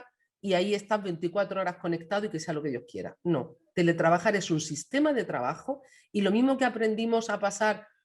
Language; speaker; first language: Spanish; native; Spanish